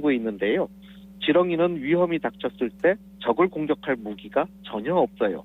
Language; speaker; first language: Korean; native; Korean